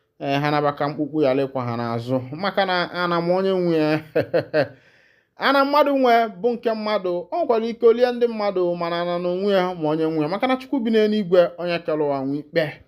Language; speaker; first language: Nigerian Pidgin; non-native, local second language; Igbo